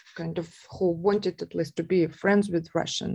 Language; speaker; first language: English; non-native, fluent; Russian